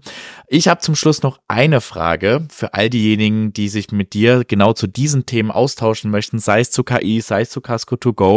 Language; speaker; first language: German; native; German